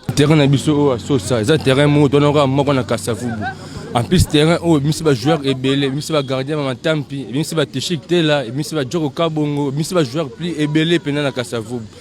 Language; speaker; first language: Lingala; native; Lingala